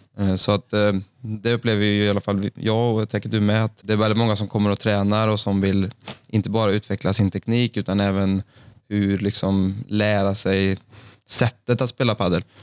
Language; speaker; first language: Swedish; native; Swedish